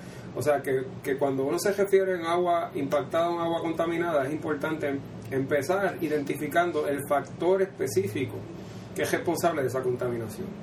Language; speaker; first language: Spanish; native; Spanish